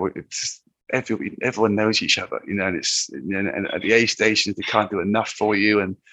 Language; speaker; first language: English; native; English